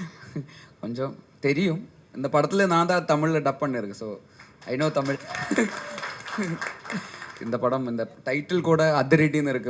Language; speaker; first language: Tamil; non-native, local second language; Malayalam